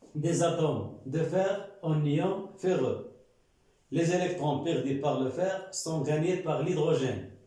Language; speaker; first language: French; non-native, local second language; Arabic